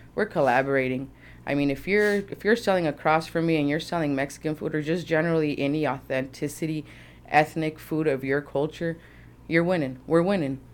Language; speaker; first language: English; early bilingual, other home language; Spanish